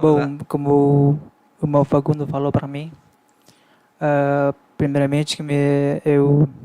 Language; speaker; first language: Portuguese; non-native, learner; Spanish